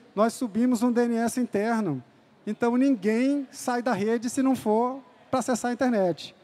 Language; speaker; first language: Portuguese; native; Portuguese